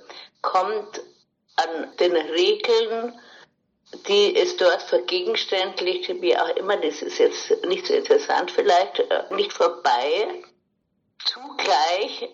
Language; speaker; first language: German; native; German